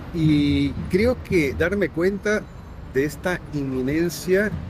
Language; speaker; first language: Spanish; native; Spanish